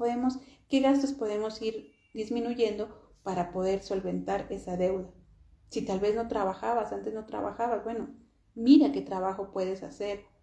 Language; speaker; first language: Spanish; native; Spanish